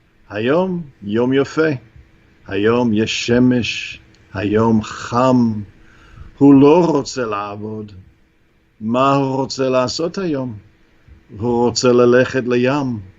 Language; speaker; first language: Hebrew; non-native, fluent; English